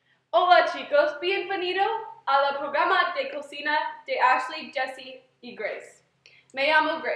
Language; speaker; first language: Spanish; non-native, learner; English